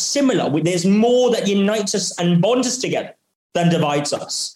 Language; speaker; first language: English; non-native, local second language; Cantonese